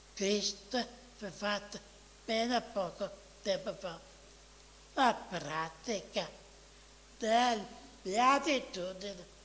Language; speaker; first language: Italian; non-native, fluent; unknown